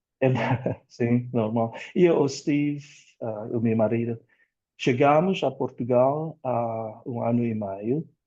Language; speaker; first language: Portuguese; non-native, fluent; Indonesian